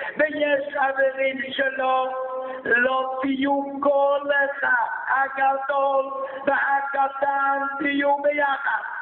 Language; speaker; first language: Hebrew; non-native, fluent; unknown